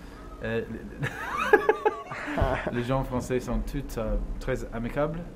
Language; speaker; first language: French; non-native, learner; English